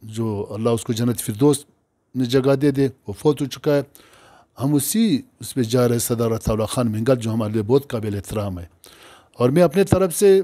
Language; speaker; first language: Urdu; non-native, local second language; Pashto